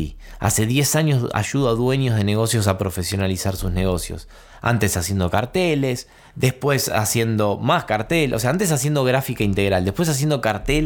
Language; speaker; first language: Spanish; native; Spanish